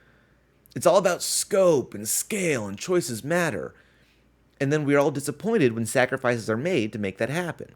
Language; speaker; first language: English; native; English